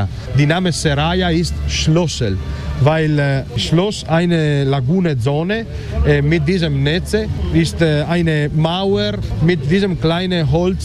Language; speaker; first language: German; non-native, learner; Italian